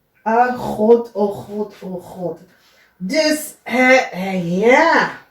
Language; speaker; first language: Dutch; non-native, learner; English